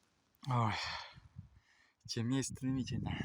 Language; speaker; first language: Russian; native; Russian